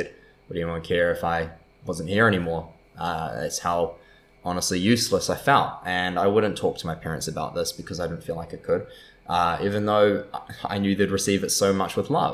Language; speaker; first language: English; native; English